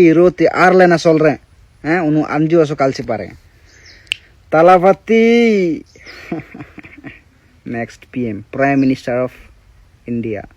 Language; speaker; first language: Tamil; non-native, learner; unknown